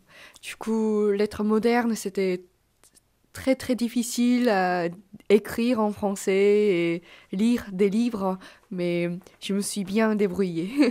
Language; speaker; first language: French; non-native, fluent; Korean